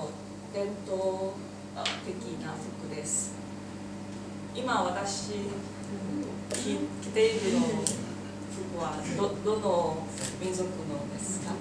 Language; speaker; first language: Japanese; non-native, learner; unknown